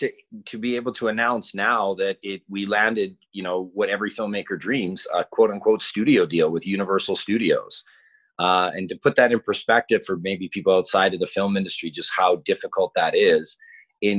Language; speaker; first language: English; native; English